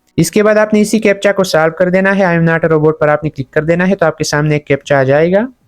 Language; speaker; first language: Urdu; non-native, local second language; Punjabi